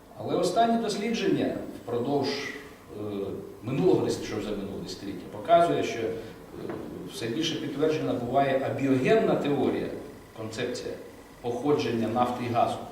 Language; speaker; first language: Ukrainian; native; Ukrainian